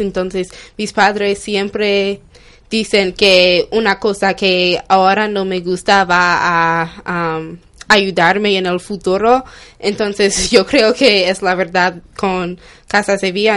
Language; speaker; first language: Spanish; non-native, fluent; English